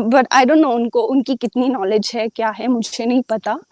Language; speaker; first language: Hindi; native; Hindi